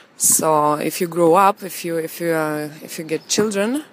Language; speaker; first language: English; non-native, learner; Russian